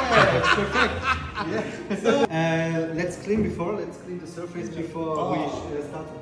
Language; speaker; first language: English; non-native, fluent; German